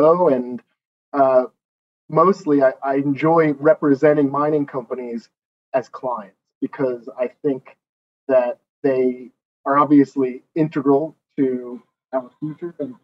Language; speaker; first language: English; native; English